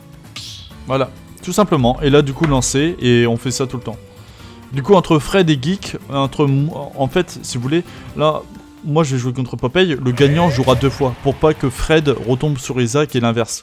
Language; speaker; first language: French; native; French